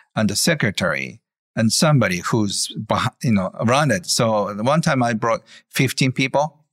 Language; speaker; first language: English; non-native, fluent; Japanese